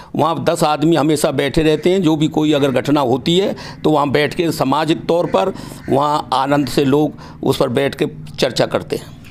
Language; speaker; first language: Hindi; native; Hindi